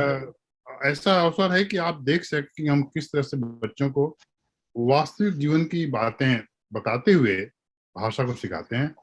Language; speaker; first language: Hindi; native; Hindi